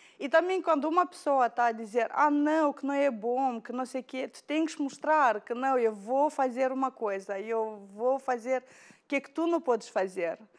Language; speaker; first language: Portuguese; non-native, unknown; Romanian